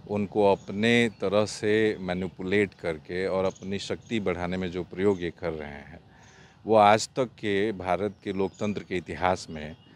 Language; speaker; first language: Hindi; native; Hindi